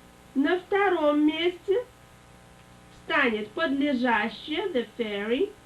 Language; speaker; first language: Russian; native; Russian